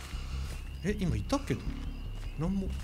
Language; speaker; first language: Japanese; native; Japanese